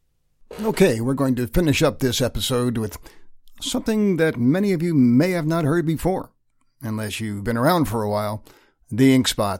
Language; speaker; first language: English; native; English